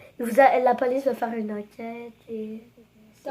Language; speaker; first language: French; native; French